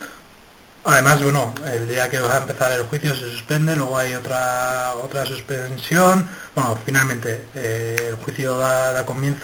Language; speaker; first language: Spanish; native; Spanish